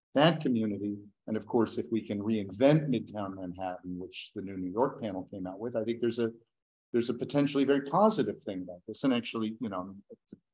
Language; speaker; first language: English; native; English